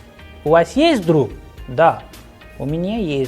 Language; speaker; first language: Russian; non-native, fluent; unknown